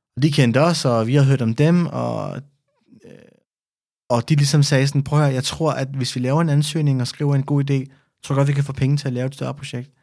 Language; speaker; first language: Danish; early bilingual, other home language; Persian